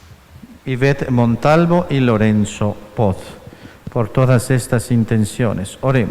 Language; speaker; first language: Spanish; native; Spanish